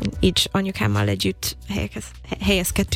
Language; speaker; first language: Hungarian; non-native, fluent; English